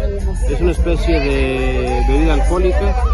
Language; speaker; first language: Spanish; native; Spanish